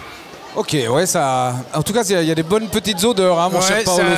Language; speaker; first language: French; native; French